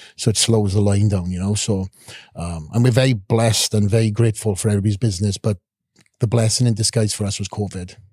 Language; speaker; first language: English; native; English